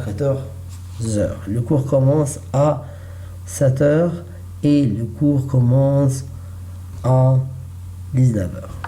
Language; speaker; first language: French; non-native, learner; Arabic